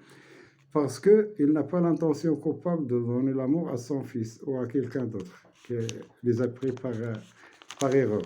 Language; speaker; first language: French; non-native, local second language; Arabic